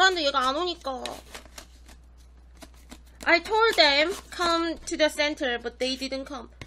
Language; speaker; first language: English; non-native, local second language; Korean